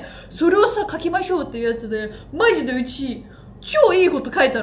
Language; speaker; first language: Japanese; native; Japanese